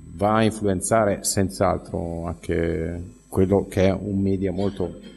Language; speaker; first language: Italian; native; Italian